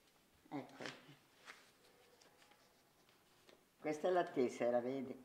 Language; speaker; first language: Italian; native; Italian